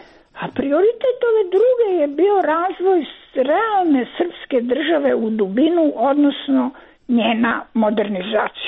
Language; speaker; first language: Croatian; native; Croatian